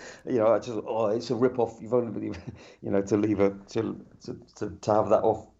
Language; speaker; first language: English; native; English